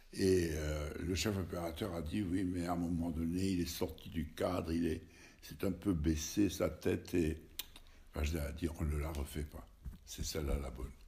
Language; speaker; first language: French; native; French